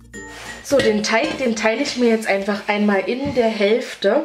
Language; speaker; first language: German; native; German